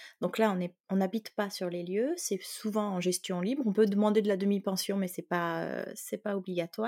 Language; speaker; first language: French; native; French